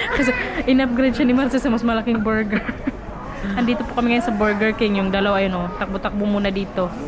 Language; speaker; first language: Filipino; non-native, local second language; Waray